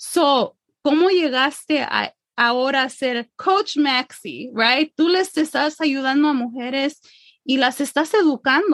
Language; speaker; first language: Spanish; early bilingual, heritage; English